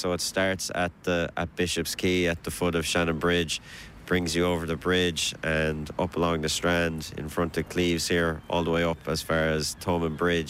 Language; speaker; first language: English; native; English